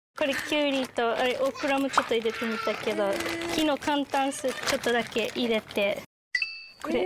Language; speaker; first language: Japanese; non-native, fluent; English